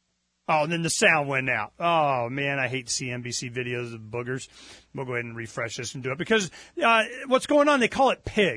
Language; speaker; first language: English; native; English